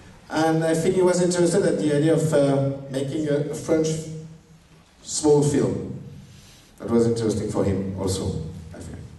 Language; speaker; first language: English; non-native, learner; French